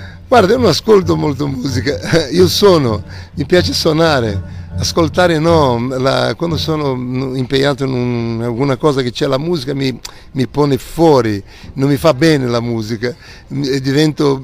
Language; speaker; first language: Italian; non-native, fluent; Portuguese